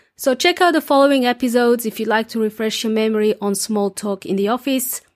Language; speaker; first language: English; non-native, fluent; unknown